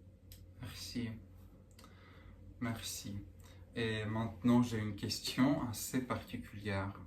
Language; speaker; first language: French; non-native, learner; Russian